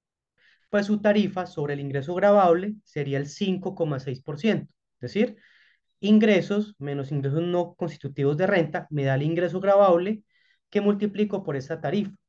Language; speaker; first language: Spanish; native; Spanish